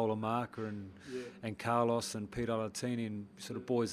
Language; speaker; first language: English; native; English